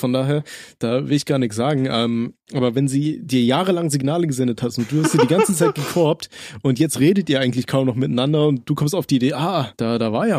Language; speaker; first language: German; native; German